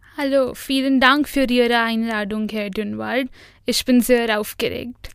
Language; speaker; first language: German; non-native, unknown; Hindi